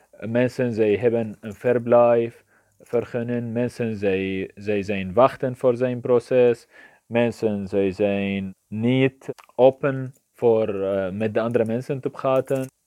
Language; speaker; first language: Dutch; non-native, learner; Arabic